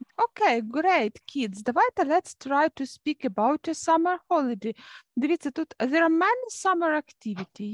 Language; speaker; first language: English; non-native, fluent; Ukrainian